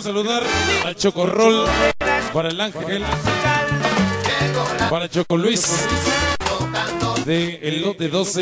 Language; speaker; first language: Spanish; native; Spanish